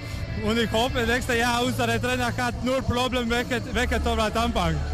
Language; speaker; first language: German; non-native, learner; Croatian